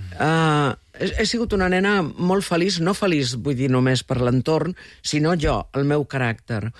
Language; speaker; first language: Catalan; early bilingual, heritage; Catalan